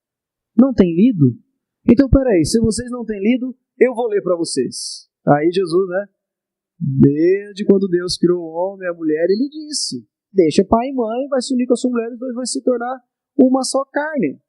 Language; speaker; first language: Portuguese; native; Portuguese